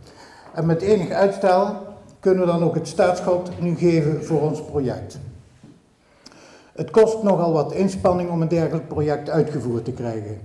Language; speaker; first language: Dutch; native; Dutch